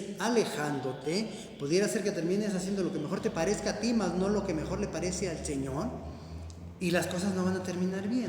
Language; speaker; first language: Spanish; native; Spanish